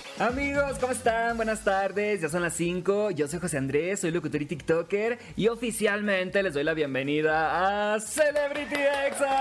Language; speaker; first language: Spanish; native; Spanish